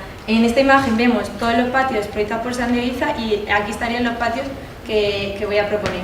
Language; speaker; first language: Spanish; native; Spanish